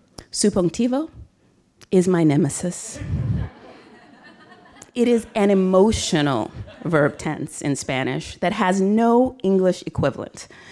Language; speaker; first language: English; native; English